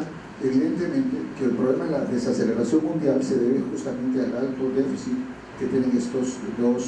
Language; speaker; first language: Spanish; native; Spanish